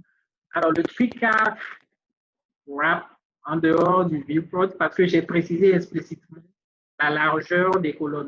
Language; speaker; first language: French; native; French